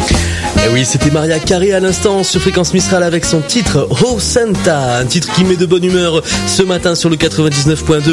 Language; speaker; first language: French; native; French